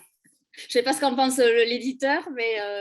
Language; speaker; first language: French; native; French